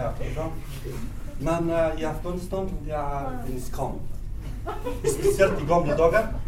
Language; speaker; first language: Norwegian; non-native, fluent; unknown